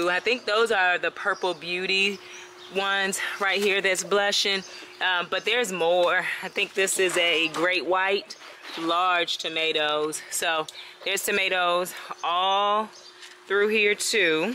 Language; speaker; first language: English; native; English